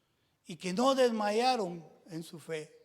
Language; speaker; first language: Spanish; native; Spanish